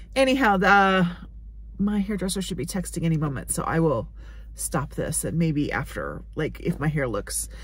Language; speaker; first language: English; native; English